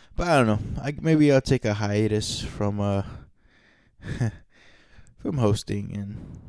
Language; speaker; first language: English; native; English